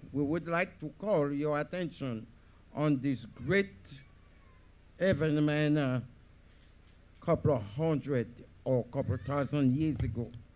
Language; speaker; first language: English; non-native, fluent; Haitian Creole